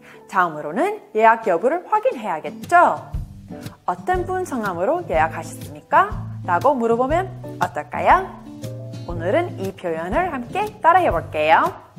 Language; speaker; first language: Korean; non-native, fluent; English